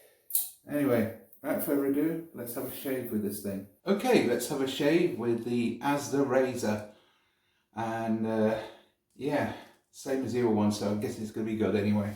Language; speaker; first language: English; native; English